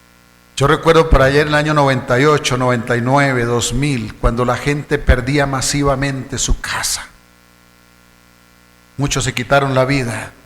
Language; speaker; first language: Spanish; native; Spanish